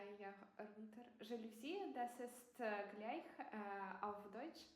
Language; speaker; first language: German; non-native, learner; Russian